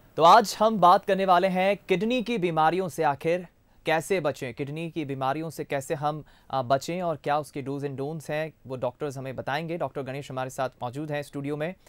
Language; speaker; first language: Hindi; native; Hindi